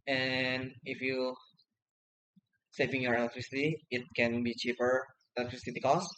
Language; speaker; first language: English; non-native, learner; Indonesian